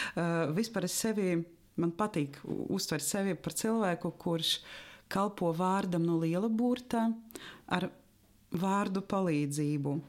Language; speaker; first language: Latvian; non-native, local second language; Russian